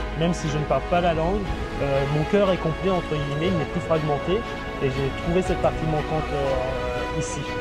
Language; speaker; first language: French; early bilingual, other home language; Thai